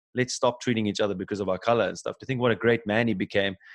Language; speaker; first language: English; native; English